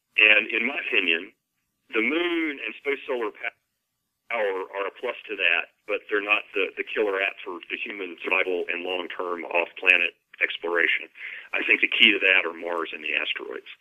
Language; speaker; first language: English; native; English